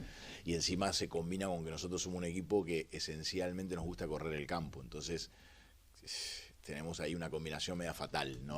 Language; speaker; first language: Spanish; native; Spanish